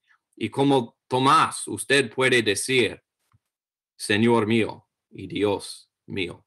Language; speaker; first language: Spanish; non-native, learner; English